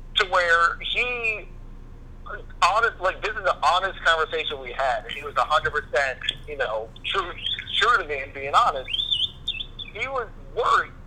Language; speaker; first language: English; native; English